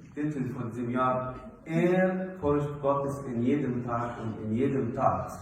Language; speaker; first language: German; non-native, fluent; Arabic